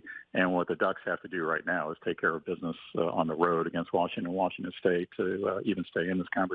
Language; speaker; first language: English; native; English